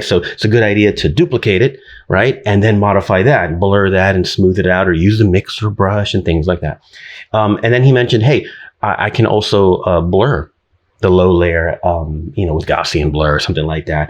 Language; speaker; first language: English; native; English